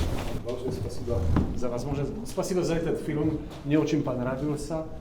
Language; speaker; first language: Russian; non-native, fluent; Azerbaijani